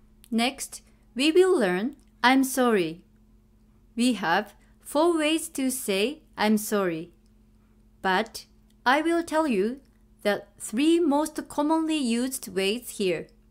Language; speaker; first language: English; non-native, fluent; Japanese